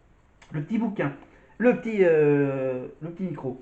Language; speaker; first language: French; native; French